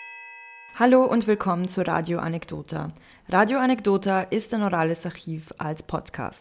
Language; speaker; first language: German; early bilingual, other home language; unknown